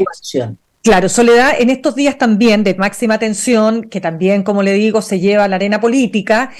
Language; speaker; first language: Spanish; native; Spanish